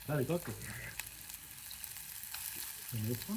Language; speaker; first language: English; non-native, learner; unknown